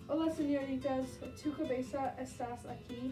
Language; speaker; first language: Spanish; non-native, learner; English